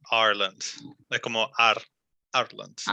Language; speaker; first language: English; non-native, fluent; Spanish